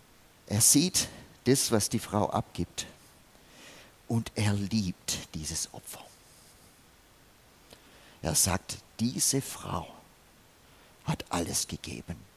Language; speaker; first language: German; non-native, fluent; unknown